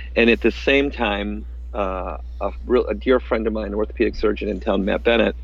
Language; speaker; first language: English; native; English